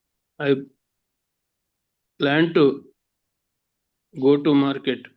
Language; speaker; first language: English; non-native, learner; Telugu